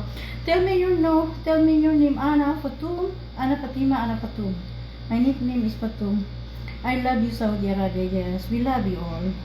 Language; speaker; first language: English; non-native, learner; Filipino